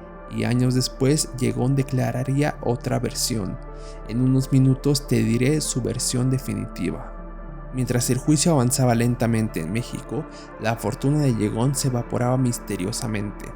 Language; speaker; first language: Spanish; native; Spanish